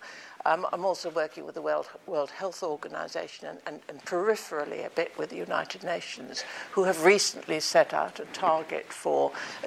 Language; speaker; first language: English; native; English